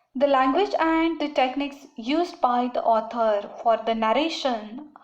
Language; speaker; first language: English; non-native, local second language; Marathi